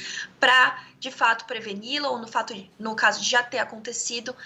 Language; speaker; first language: Portuguese; native; Portuguese